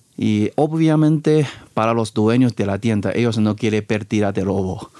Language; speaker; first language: Spanish; non-native, fluent; Chinese